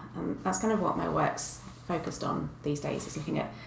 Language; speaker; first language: English; native; English